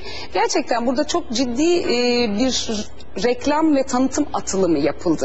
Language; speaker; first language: Turkish; native; Turkish